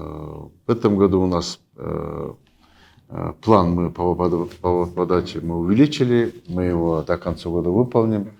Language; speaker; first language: Russian; non-native, local second language; Kyrgyz